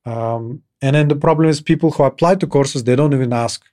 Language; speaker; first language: English; non-native, fluent; Kyrgyz